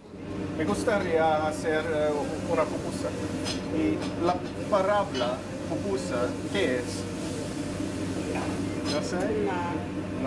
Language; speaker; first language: Spanish; non-native, learner; English